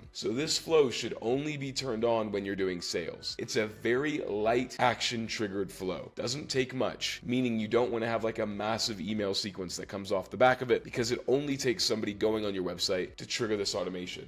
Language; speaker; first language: English; native; English